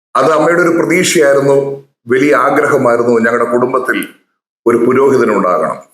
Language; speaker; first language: Malayalam; native; Malayalam